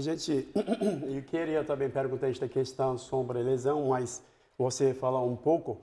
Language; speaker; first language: Portuguese; non-native, fluent; Turkish